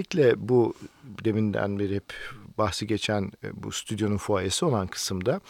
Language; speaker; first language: Turkish; native; Turkish